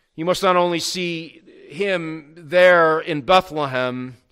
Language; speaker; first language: English; native; English